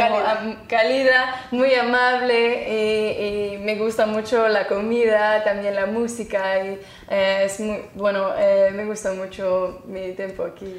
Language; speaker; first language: Spanish; non-native, fluent; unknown